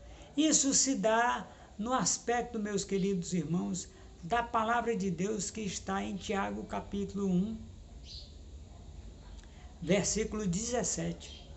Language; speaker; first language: Portuguese; native; Portuguese